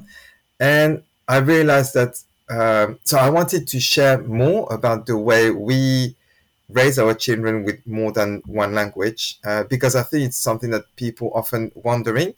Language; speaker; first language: English; non-native, fluent; French